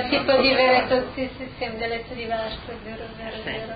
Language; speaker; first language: Italian; native; Italian